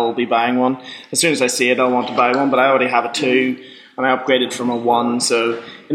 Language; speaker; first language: English; native; English